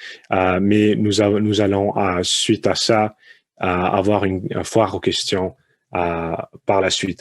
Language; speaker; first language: French; early bilingual, other home language; Spanish